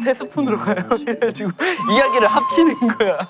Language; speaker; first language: Korean; native; Korean